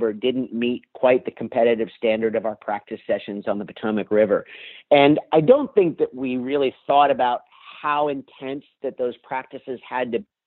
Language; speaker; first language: English; native; English